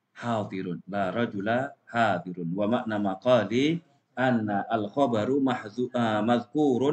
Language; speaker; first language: Arabic; non-native, fluent; Indonesian